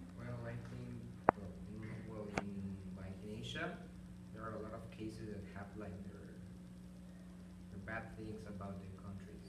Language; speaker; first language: English; non-native, fluent; Spanish